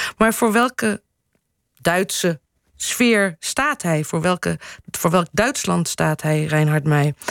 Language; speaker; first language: Dutch; native; Dutch